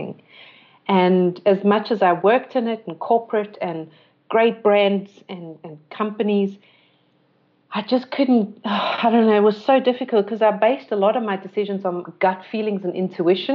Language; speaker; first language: English; native; English